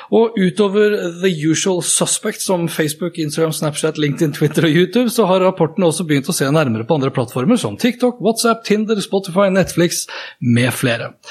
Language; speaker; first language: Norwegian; native; Norwegian